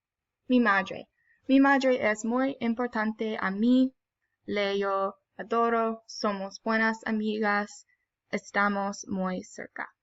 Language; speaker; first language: Spanish; non-native, learner; English